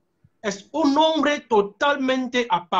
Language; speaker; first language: Spanish; non-native, fluent; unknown